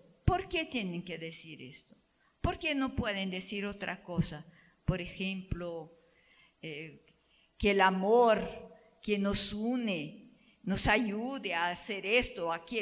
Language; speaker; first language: Spanish; non-native, fluent; Portuguese